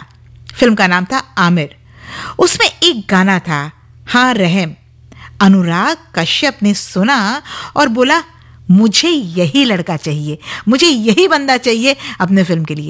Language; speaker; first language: Hindi; native; Hindi